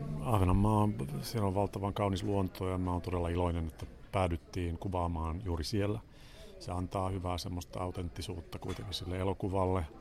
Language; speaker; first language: Finnish; non-native, local second language; Swedish